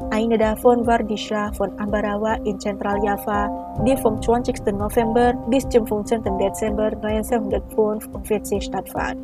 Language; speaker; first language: German; non-native, fluent; Indonesian